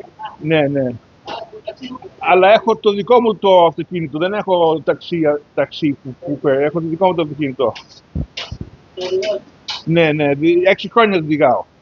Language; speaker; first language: Greek; early bilingual, heritage; Greek